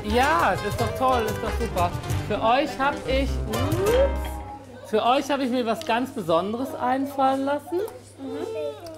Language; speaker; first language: German; native; German